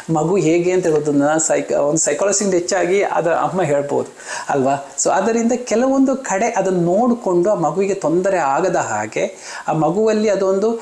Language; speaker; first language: Kannada; non-native, local second language; Malayalam